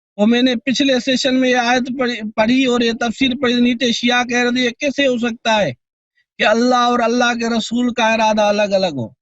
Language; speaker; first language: Urdu; non-native, local second language; Sindhi